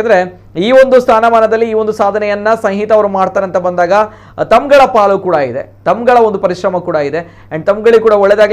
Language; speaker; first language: Kannada; native; Kannada